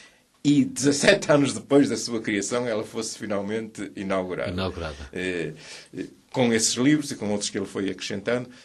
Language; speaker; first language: Portuguese; native; Portuguese